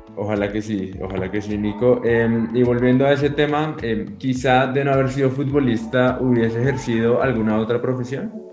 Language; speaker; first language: Spanish; native; Spanish